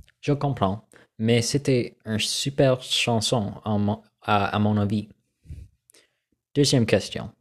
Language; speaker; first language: French; non-native, learner; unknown